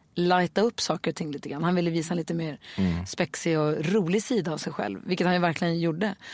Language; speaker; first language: Swedish; native; Swedish